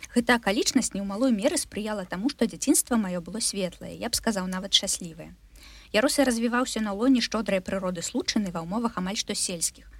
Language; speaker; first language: Belarusian; non-native, local second language; Russian